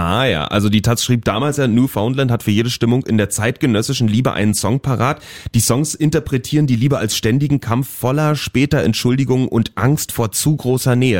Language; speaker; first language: German; native; German